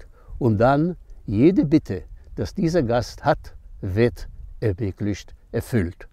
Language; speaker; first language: German; non-native, fluent; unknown